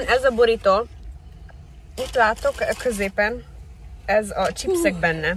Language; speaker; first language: Hungarian; non-native, fluent; English